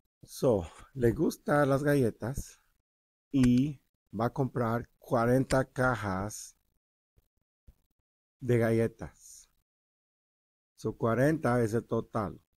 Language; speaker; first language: Spanish; early bilingual, heritage; Spanish